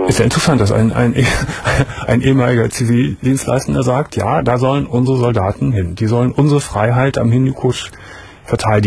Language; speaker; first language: German; native; German